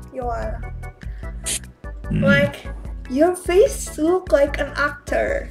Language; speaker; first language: English; non-native, learner; Indonesian